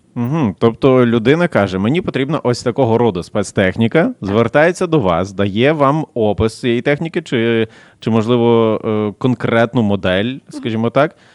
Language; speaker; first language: Ukrainian; native; Ukrainian